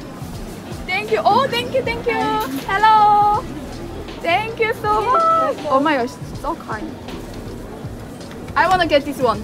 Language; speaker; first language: English; non-native, learner; Korean